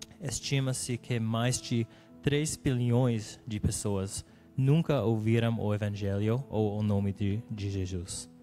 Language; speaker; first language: Portuguese; non-native, learner; English